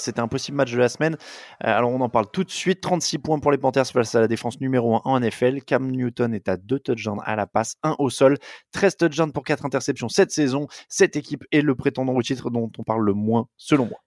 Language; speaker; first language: French; native; French